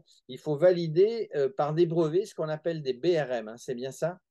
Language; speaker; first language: French; native; French